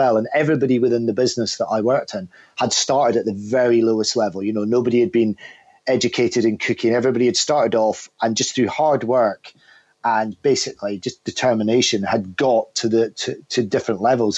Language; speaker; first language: English; native; English